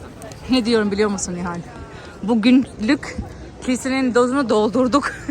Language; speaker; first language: Turkish; non-native, fluent; Albanian